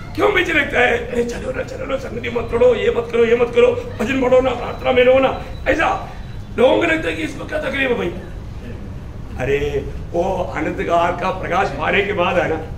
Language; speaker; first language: Hindi; non-native, local second language; Malayalam